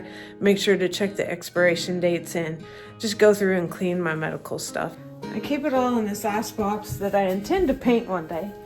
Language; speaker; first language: English; native; English